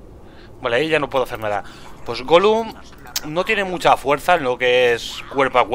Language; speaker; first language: Spanish; native; Spanish